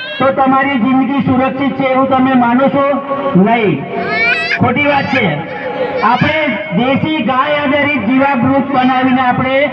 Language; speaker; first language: Gujarati; non-native, local second language; Rathawi